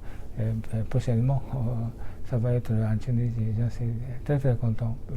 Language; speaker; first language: French; non-native, fluent; Japanese